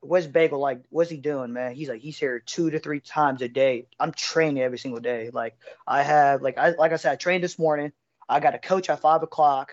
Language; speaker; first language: English; native; English